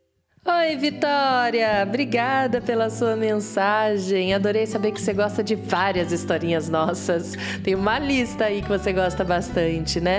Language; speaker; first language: Portuguese; native; Portuguese